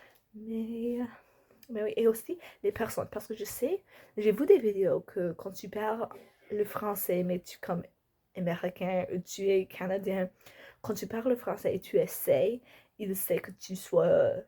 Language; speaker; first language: French; non-native, learner; English